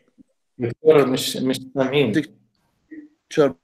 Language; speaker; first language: Arabic; native; Arabic